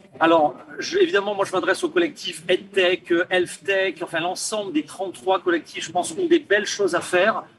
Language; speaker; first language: French; native; French